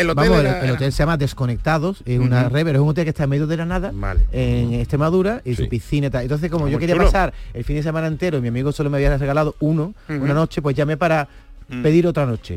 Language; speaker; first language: Spanish; native; Spanish